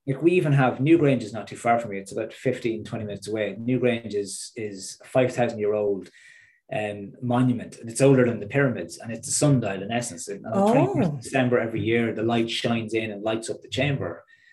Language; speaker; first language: English; native; English